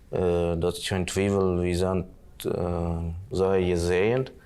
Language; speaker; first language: German; non-native, local second language; Plautdietsch